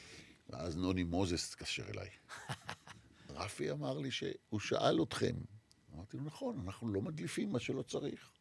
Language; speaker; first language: Hebrew; native; Hebrew